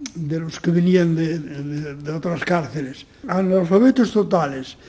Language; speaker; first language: Spanish; non-native, local second language; Galician